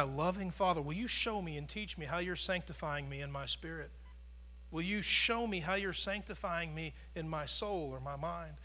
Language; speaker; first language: English; native; English